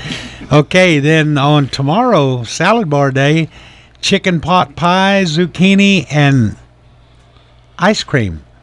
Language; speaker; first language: English; native; English